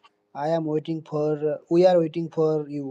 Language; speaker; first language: English; non-native, learner; Bangla